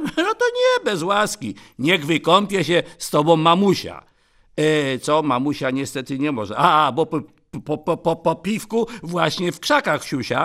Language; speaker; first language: Polish; native; Polish